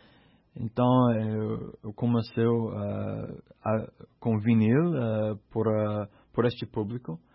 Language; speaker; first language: Portuguese; non-native, learner; English